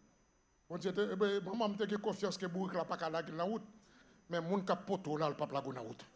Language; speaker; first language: French; non-native, local second language; Haitian Creole